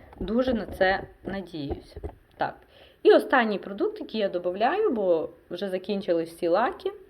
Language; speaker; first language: Ukrainian; non-native, local second language; Russian